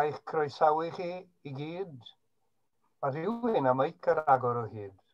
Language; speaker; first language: Welsh; native; Welsh